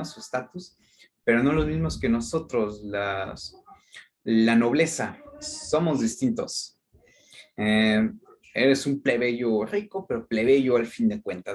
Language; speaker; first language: Spanish; native; Spanish